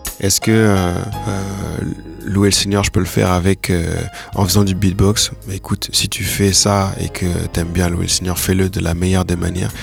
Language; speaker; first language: French; native; French